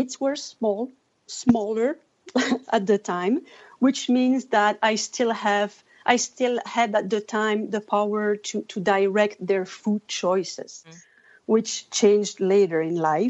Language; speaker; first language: English; non-native, fluent; French